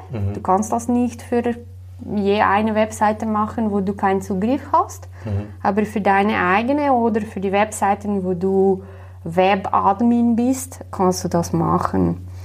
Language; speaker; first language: German; non-native, fluent; Slovenian